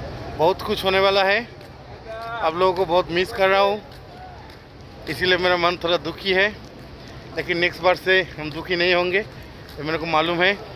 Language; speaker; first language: Hindi; non-native, local second language; Bangla